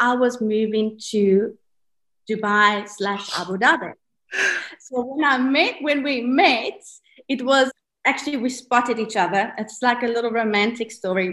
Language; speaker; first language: English; native; English